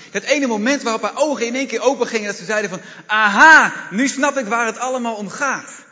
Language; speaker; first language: Dutch; native; Dutch